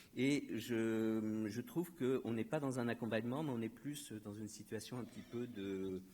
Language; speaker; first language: French; native; French